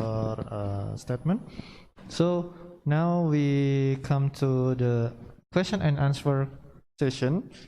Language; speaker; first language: English; non-native, learner; Indonesian